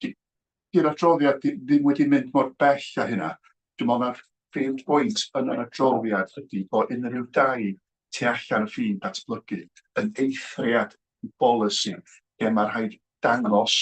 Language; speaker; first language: Welsh; native; Welsh